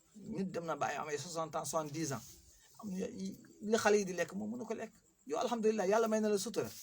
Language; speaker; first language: Wolof; non-native, local second language; Fula